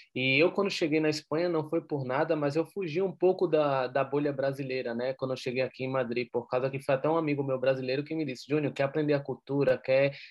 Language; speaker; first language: Portuguese; native; Portuguese